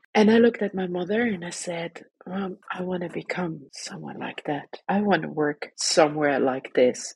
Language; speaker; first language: English; non-native, fluent; Luxembourgish